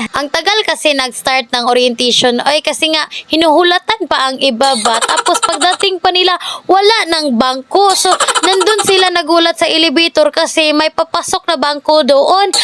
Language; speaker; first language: Filipino; non-native, local second language; Cebuano